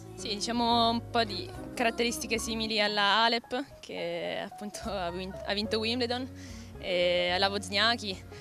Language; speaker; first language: Italian; native; Italian